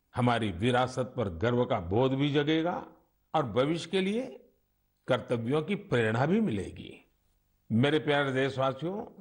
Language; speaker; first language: Hindi; non-native, local second language; Gujarati